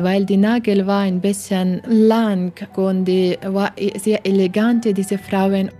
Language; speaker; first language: German; non-native, learner; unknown